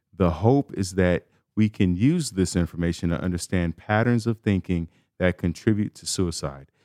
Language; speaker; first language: English; native; English